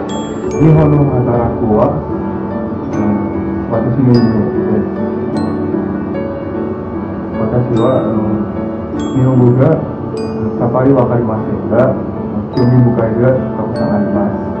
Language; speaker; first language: Japanese; non-native, learner; Indonesian